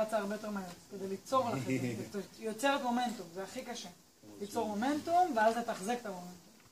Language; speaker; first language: Hebrew; native; Hebrew